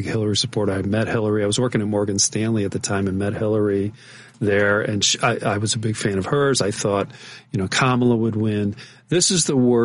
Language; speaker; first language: English; native; English